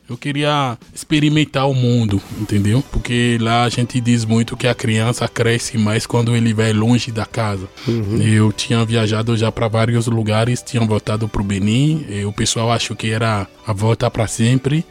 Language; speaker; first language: Portuguese; non-native, fluent; Fon